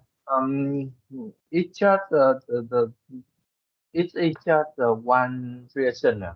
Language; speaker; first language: English; non-native, learner; Vietnamese